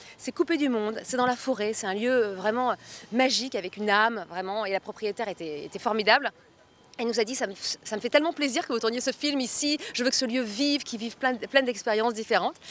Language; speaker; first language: French; native; French